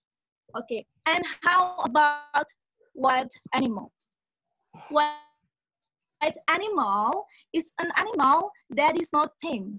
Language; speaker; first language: English; non-native, fluent; Indonesian